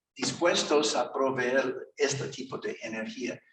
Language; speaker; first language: Spanish; non-native, fluent; English